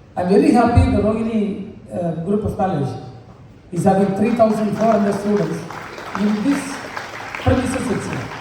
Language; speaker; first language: English; non-native, local second language; Tamil